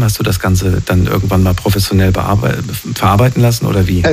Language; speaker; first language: German; native; German